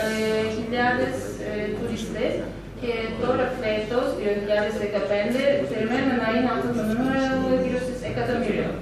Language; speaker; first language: Greek; non-native, learner; Turkish